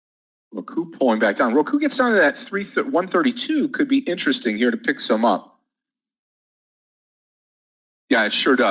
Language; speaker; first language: English; native; English